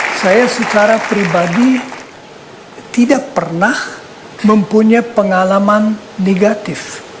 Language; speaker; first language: Indonesian; non-native, fluent; German